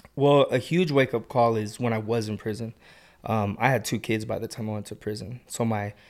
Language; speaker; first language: English; native; English